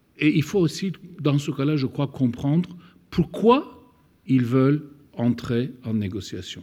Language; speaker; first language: French; non-native, fluent; Turkish